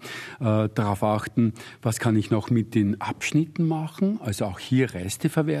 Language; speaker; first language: German; native; German